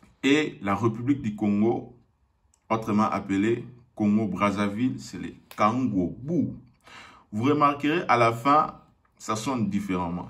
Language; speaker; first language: French; non-native, local second language; Lingala